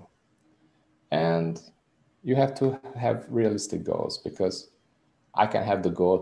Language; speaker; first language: English; non-native, fluent; Hungarian